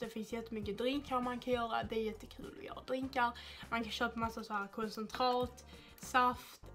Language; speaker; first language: Swedish; native; Swedish